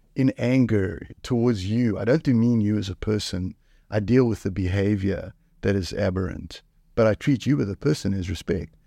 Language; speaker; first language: English; native; English